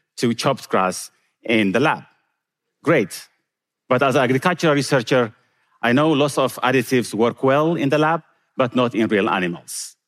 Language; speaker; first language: English; non-native, fluent; Tigrinya